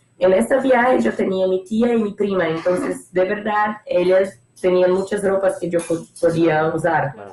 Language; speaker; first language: Spanish; non-native, fluent; Portuguese